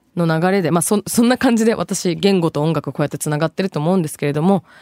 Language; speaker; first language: Japanese; early bilingual, other home language; Bangla